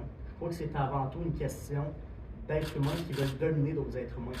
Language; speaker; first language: French; native; French